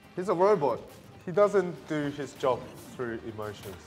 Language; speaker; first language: English; early bilingual, other home language; Korean